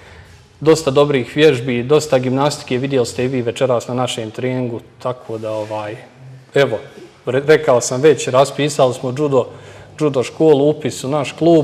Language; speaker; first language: Serbian; native; Serbian